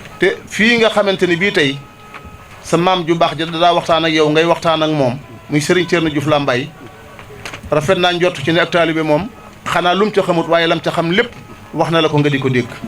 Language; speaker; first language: Wolof; native; Wolof